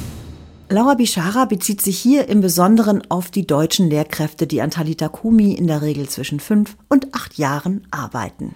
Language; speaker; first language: German; native; German